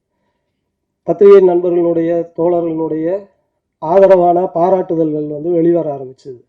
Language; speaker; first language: Tamil; native; Tamil